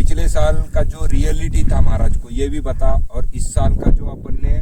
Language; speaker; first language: Hindi; non-native, local second language; Marathi